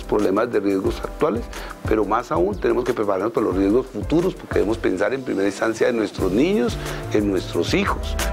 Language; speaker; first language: Spanish; native; Spanish